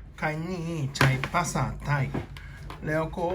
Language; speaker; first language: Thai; non-native, learner; Japanese